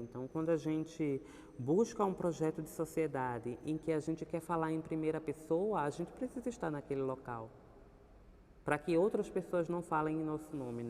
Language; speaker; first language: Portuguese; native; Portuguese